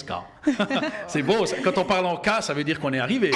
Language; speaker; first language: French; native; French